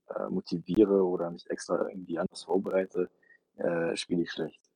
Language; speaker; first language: German; early bilingual, other home language; Russian